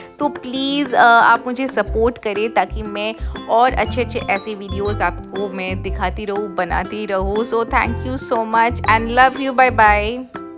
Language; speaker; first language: Hindi; non-native, local second language; Bangla